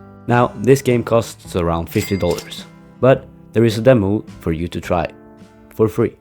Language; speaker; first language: English; non-native, fluent; Norwegian